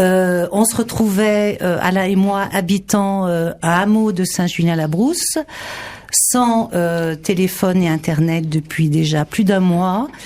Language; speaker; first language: French; native; French